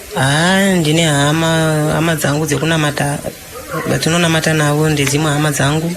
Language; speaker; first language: Shona; non-native, fluent; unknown